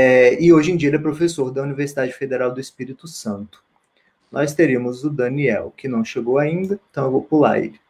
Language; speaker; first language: Portuguese; native; Portuguese